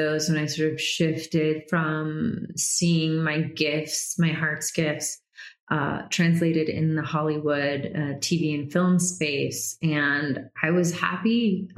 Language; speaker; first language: English; native; English